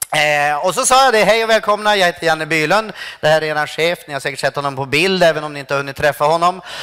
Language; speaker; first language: Swedish; native; Swedish